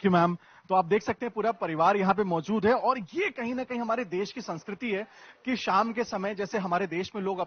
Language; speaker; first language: Hindi; native; Hindi